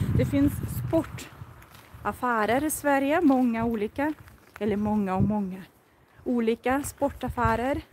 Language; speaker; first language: Swedish; non-native, fluent; Russian